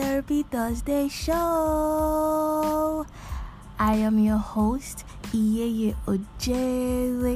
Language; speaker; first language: English; non-native, local second language; Yoruba